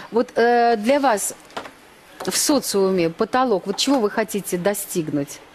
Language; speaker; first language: Russian; native; Russian